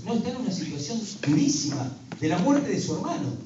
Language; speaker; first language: Spanish; native; Spanish